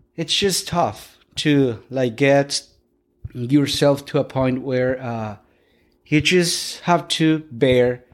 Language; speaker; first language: English; non-native, fluent; Spanish